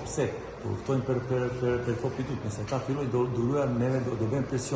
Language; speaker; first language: Albanian; non-native, learner; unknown